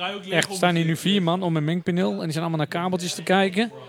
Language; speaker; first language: Dutch; native; Dutch